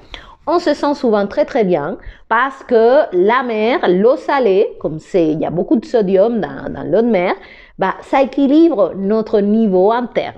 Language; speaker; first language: French; non-native, fluent; Spanish